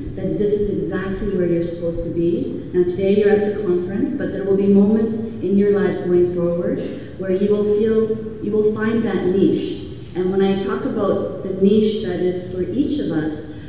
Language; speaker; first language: English; native; English